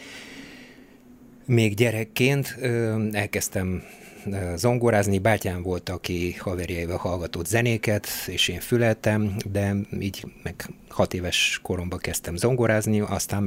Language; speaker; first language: Hungarian; non-native, fluent; Bulgarian